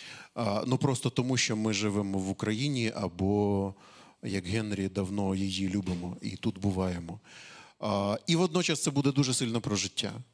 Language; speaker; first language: Ukrainian; native; Ukrainian